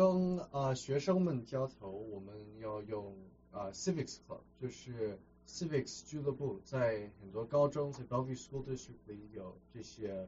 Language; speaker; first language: Chinese; early bilingual, heritage; Chinese